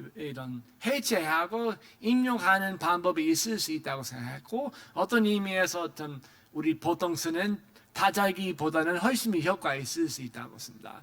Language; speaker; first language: Korean; non-native, fluent; English